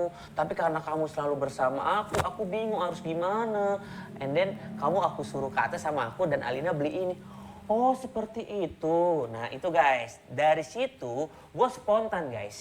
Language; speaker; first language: Indonesian; native; Indonesian